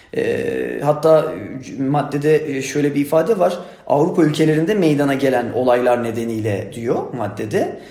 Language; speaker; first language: Turkish; native; Turkish